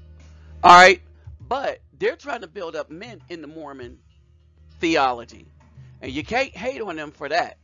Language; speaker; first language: English; native; English